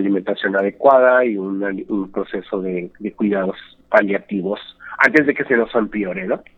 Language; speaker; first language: Spanish; native; Spanish